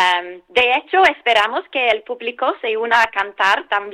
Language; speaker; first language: Spanish; non-native, fluent; English